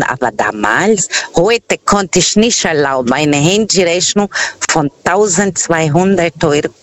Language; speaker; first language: German; non-native, fluent; Portuguese